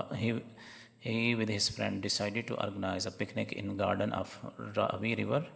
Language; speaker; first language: English; non-native, local second language; Urdu